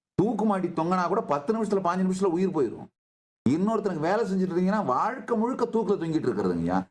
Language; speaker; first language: Tamil; native; Tamil